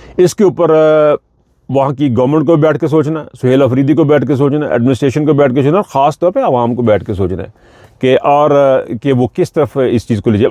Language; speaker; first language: Urdu; non-native, local second language; Punjabi